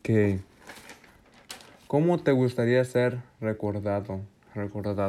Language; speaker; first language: Spanish; early bilingual, heritage; Spanish